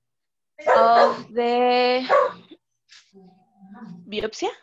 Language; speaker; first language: English; non-native, learner; Spanish